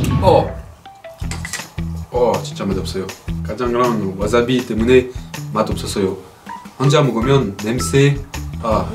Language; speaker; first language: Korean; non-native, learner; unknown